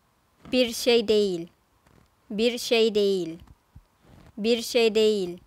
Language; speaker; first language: Turkish; non-native, fluent; Thai